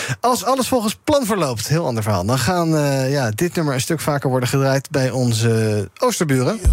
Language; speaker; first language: Dutch; native; Dutch